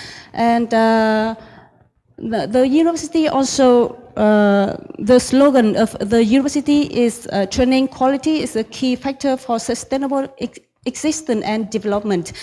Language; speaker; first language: English; non-native, learner; Vietnamese